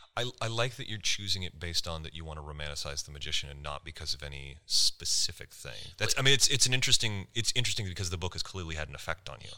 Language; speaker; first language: English; native; English